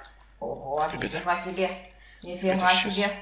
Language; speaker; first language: Russian; native; Russian